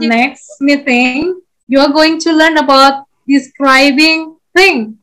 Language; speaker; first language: English; non-native, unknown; Indonesian